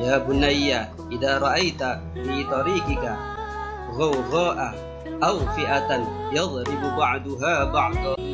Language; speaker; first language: Arabic; non-native, fluent; Javanese